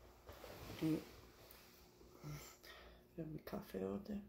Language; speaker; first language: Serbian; early bilingual, heritage; Bosnian